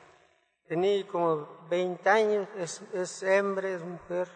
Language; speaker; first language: Spanish; non-native, local second language; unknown